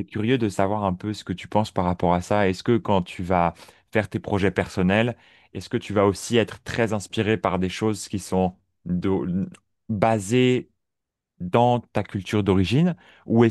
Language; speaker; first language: French; native; French